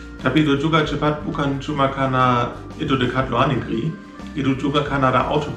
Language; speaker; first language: Indonesian; non-native, fluent; German